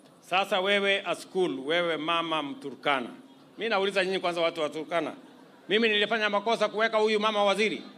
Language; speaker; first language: Swahili; non-native, local second language; Kalenjin